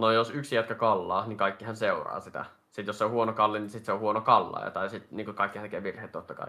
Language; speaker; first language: Finnish; native; Finnish